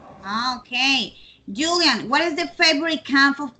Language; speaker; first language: English; non-native, learner; Spanish